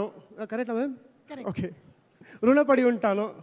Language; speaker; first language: Telugu; non-native, learner; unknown